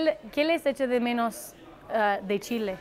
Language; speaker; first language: Spanish; non-native, fluent; English